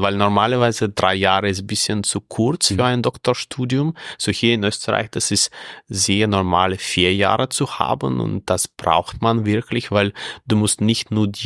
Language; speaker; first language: German; non-native, fluent; Russian